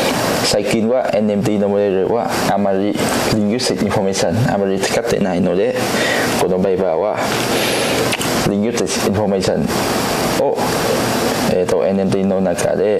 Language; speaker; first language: Japanese; non-native, learner; Cantonese